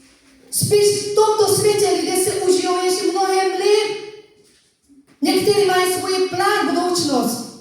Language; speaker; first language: Czech; non-native, fluent; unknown